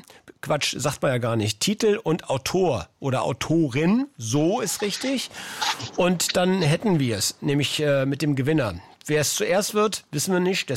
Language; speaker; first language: German; native; German